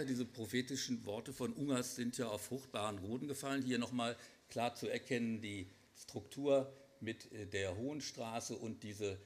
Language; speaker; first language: German; native; German